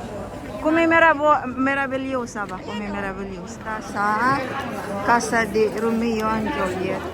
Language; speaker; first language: Italian; non-native, learner; Filipino